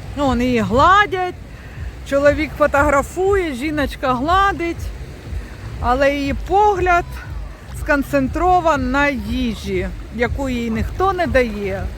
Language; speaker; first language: Ukrainian; native; Ukrainian